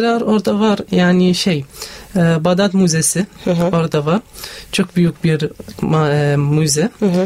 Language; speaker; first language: Turkish; non-native, learner; Arabic